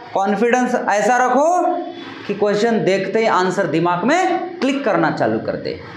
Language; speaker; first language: Hindi; non-native, local second language; Marathi